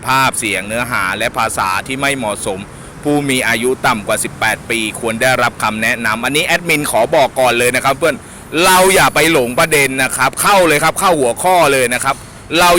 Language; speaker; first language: Thai; native; Thai